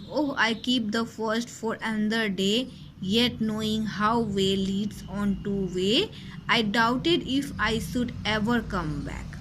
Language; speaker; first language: English; non-native, local second language; Hindi